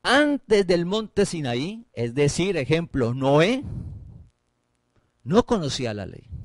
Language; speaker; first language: Spanish; native; Spanish